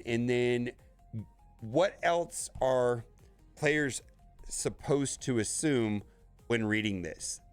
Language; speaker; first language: English; native; English